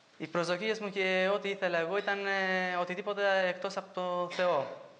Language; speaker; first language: Greek; non-native, fluent; Albanian